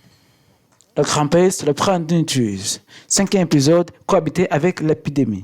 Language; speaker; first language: French; non-native, learner; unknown